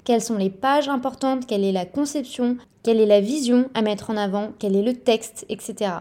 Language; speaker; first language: French; native; French